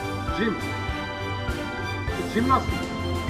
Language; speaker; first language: English; non-native, learner; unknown